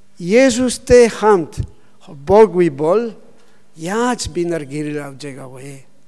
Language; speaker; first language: Mongolian; non-native, learner; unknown